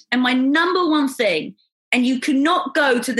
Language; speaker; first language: English; native; English